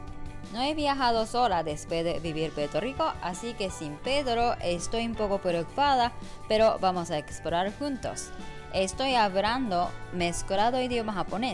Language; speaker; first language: Spanish; non-native, learner; Japanese